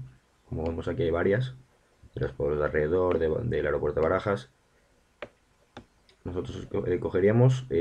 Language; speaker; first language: Spanish; native; Spanish